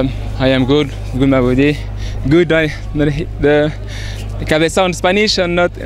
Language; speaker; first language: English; non-native, learner; French